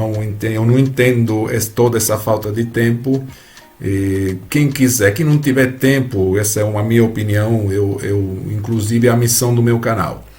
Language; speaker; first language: Portuguese; non-native, fluent; Italian